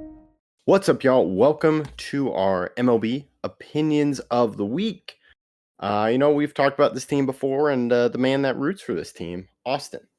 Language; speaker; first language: English; native; English